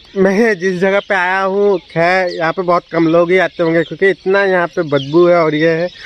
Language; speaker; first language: Hindi; non-native, local second language; Assamese